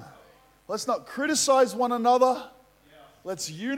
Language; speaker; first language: English; native; English